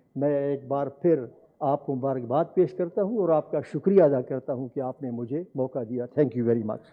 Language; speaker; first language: Urdu; non-native, local second language; Pashto